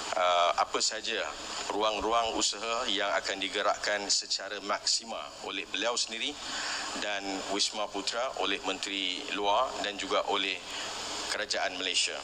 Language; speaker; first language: Malay; native; Malay